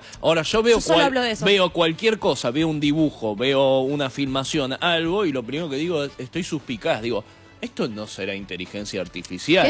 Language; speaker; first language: Spanish; native; Spanish